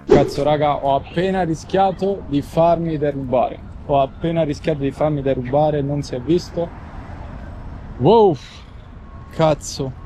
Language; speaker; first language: Italian; native; Italian